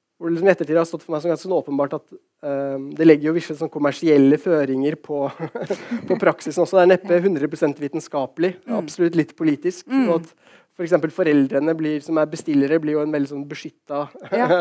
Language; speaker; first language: Norwegian; native; Norwegian